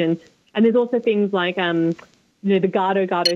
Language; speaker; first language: English; native; English